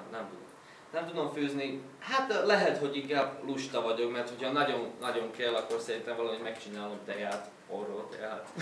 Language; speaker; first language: Hungarian; non-native, learner; Slovak